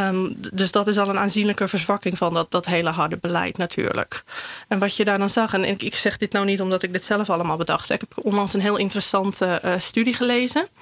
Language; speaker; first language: Dutch; native; Dutch